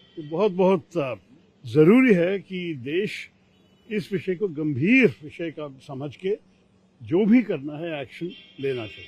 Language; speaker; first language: Hindi; non-native, local second language; Malayalam